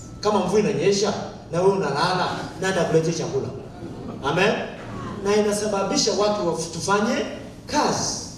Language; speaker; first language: Swahili; native; Swahili